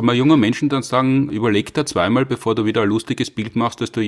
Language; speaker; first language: German; native; German